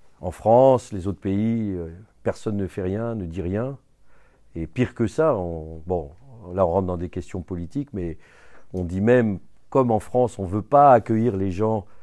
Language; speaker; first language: French; early bilingual, other home language; Bangla